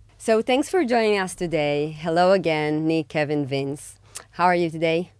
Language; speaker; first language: English; non-native, fluent; Hebrew